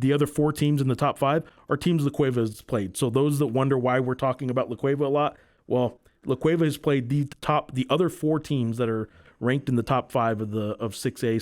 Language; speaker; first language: English; native; English